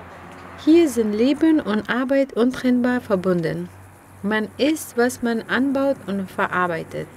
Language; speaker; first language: German; non-native, fluent; Persian